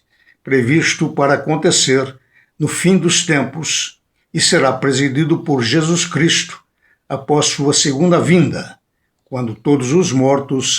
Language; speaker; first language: Portuguese; native; Portuguese